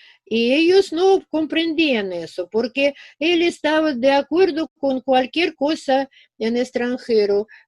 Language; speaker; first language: Spanish; non-native, fluent; Russian